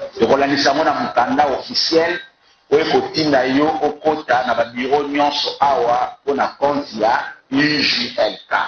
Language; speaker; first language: Lingala; non-native, local second language; Kongo